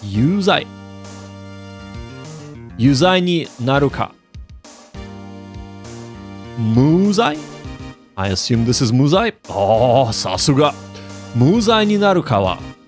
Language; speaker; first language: Japanese; non-native, learner; English